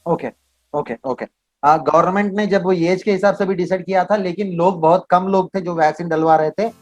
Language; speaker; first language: Hindi; non-native, local second language; Kannada